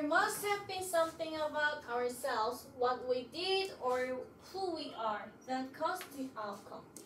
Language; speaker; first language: English; non-native, fluent; Korean